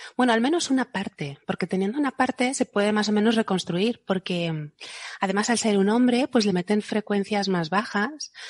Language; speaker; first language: Spanish; native; Spanish